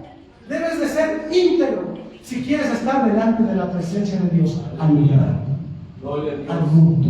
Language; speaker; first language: Spanish; native; Spanish